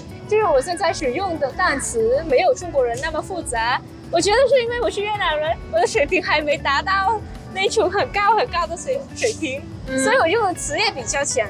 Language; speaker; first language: Chinese; non-native, fluent; Vietnamese